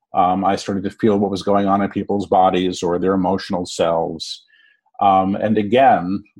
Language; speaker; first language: English; native; English